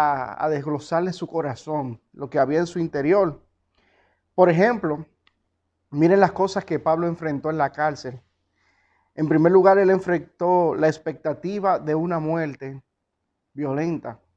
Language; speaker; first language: Spanish; native; Spanish